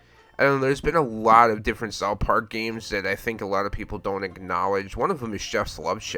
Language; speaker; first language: English; native; English